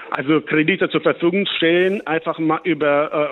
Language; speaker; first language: German; non-native, fluent; Ukrainian